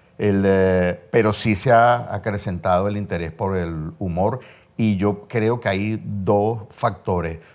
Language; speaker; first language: Spanish; native; Spanish